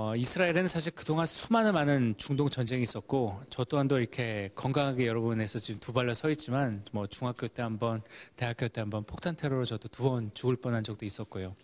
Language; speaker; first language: Korean; early bilingual, heritage; Korean